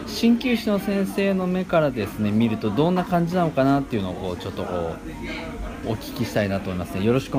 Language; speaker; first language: Japanese; native; Japanese